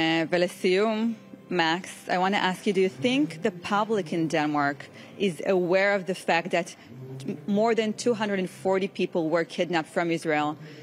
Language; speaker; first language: English; non-native, fluent; Hebrew